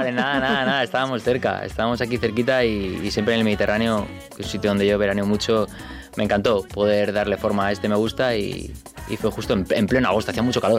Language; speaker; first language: Spanish; native; Spanish